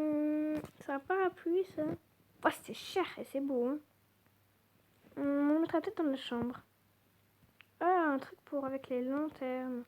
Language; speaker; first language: French; native; French